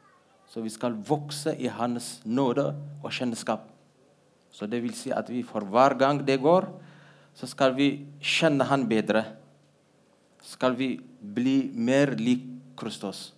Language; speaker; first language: Norwegian; non-native, fluent; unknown